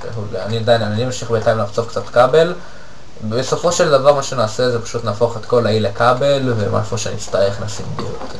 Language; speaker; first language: Hebrew; native; Hebrew